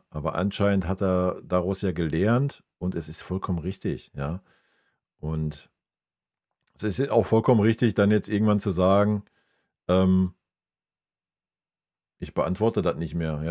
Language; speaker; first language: German; native; German